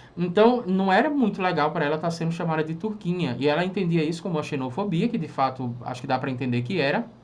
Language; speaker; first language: Portuguese; native; Portuguese